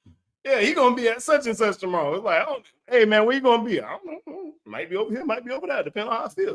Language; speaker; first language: English; native; English